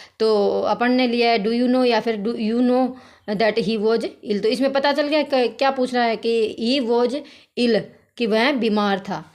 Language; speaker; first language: Hindi; native; Hindi